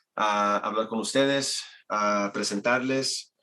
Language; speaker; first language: Spanish; early bilingual, heritage; Spanish